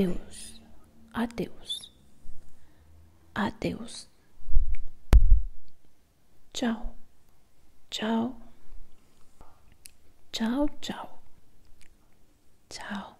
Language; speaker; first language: Portuguese; non-native, learner; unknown